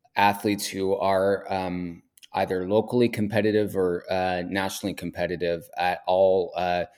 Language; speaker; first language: English; native; English